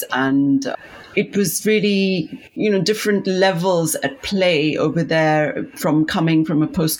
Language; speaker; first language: English; non-native, local second language; Urdu